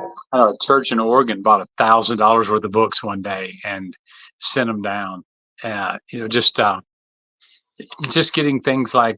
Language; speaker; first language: English; native; English